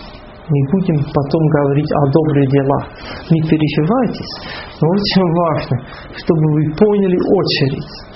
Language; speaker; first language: Russian; non-native, fluent; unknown